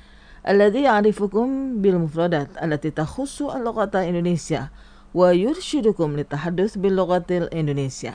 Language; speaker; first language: Arabic; non-native, fluent; Indonesian